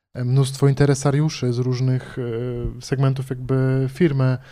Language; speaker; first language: Polish; native; Polish